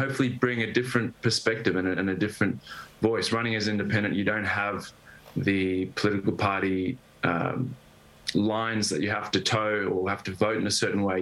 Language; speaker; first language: English; native; English